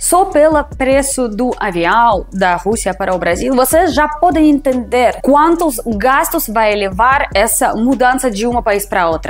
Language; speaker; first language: Portuguese; non-native, fluent; Russian